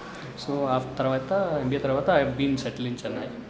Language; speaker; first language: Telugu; non-native, learner; Malayalam